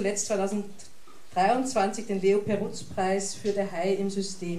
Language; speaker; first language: German; native; German